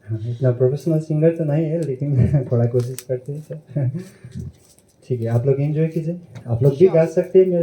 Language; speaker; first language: Hindi; non-native, local second language; Nepali